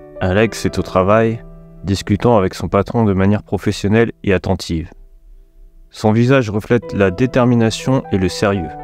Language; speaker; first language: French; native; French